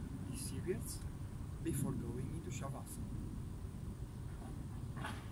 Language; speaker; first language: English; non-native, fluent; Romanian